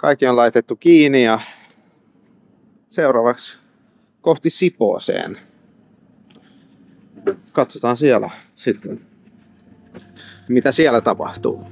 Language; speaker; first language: Finnish; non-native, fluent; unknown